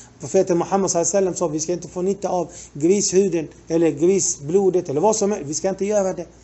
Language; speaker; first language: Swedish; non-native, fluent; Arabic